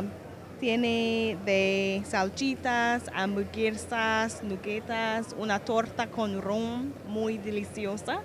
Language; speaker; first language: Spanish; non-native, learner; English